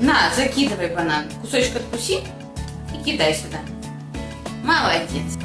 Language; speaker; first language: Russian; native; Russian